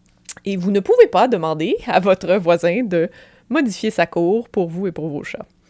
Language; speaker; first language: French; native; French